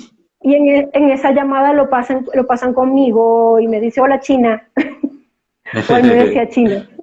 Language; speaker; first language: Spanish; native; Spanish